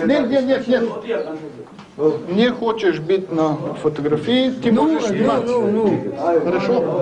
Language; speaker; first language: Russian; non-native, learner; French